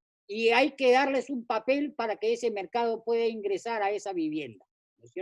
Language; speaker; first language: Spanish; native; Spanish